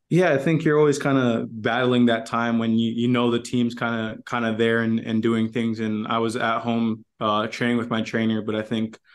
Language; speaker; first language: English; native; English